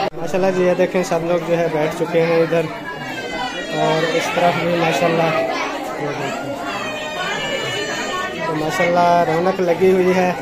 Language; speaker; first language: Hindi; native; Hindi